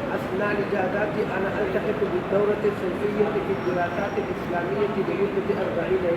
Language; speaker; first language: Arabic; non-native, learner; Urdu